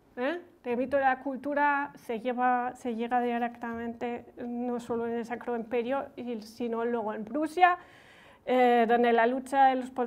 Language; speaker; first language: Spanish; non-native, fluent; German